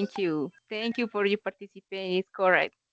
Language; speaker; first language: English; non-native, learner; Spanish